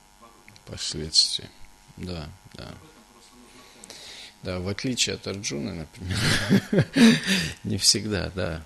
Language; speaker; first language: Russian; native; Russian